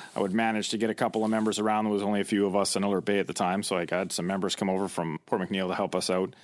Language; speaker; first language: English; native; English